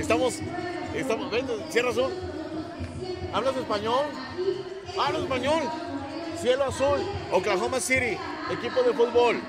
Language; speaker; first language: Spanish; native; Spanish